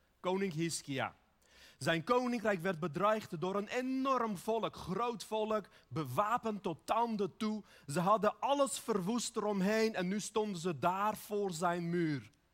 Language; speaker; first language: Dutch; early bilingual, other home language; Armenian